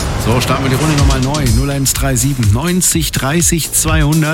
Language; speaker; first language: German; native; German